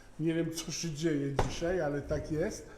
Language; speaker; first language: Polish; non-native, fluent; Italian